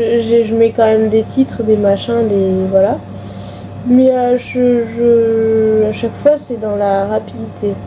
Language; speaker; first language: French; native; French